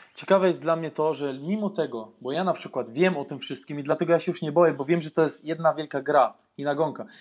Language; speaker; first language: Polish; non-native, fluent; German